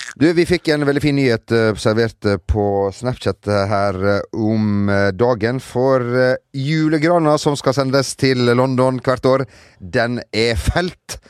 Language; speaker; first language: Norwegian; native; Norwegian